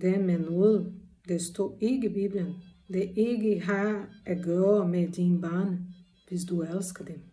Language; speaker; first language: Danish; non-native, learner; Portuguese